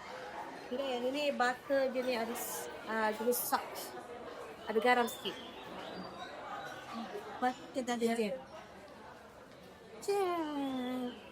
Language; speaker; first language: Malay; native; Malay